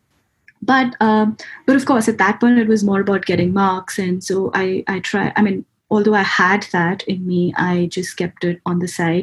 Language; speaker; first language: English; non-native, local second language; Hindi